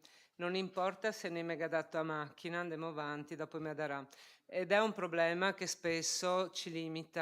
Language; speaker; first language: Italian; native; Italian